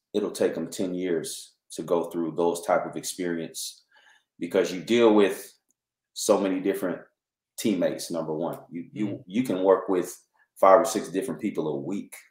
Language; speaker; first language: English; native; English